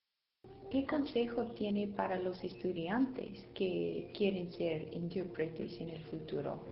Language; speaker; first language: Spanish; non-native, learner; English